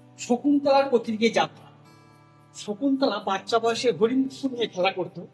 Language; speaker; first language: Bangla; non-native, local second language; Santali